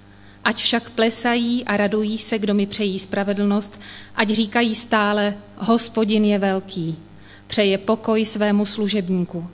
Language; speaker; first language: Czech; native; Czech